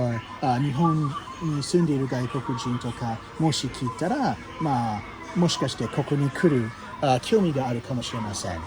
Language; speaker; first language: Japanese; non-native, fluent; English